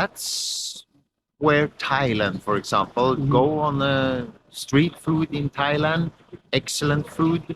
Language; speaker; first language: English; non-native, fluent; Norwegian